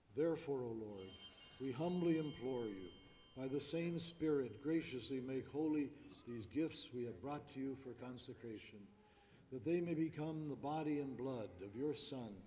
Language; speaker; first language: English; native; English